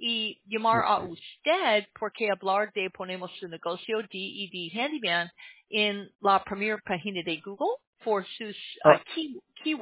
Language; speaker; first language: Spanish; non-native, learner; English